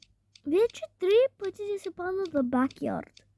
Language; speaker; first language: Bulgarian; early bilingual, heritage; Bulgarian